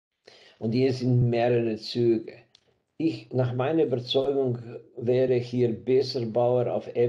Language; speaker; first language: German; non-native, fluent; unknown